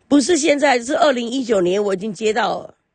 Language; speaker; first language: Chinese; early bilingual, heritage; Chinese